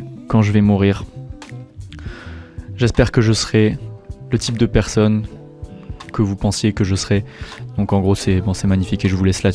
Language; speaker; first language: French; native; French